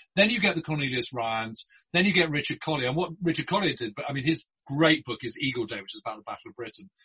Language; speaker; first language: English; native; English